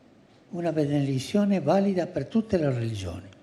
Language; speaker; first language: Italian; non-native, fluent; Spanish